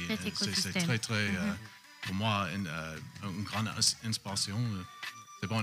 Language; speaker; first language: French; non-native, learner; English